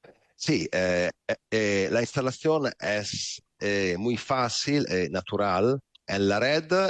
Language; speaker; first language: Spanish; non-native, learner; Italian